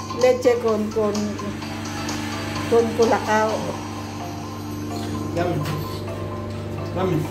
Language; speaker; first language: Spanish; non-native, learner; Filipino